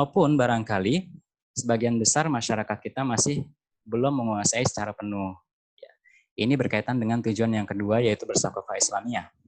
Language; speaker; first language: Indonesian; native; Indonesian